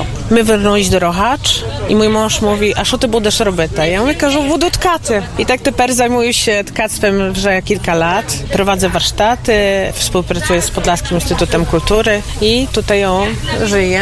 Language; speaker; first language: Polish; non-native, local second language; Ukrainian